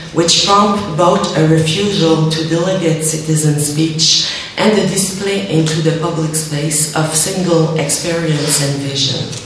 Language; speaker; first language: English; non-native, learner; French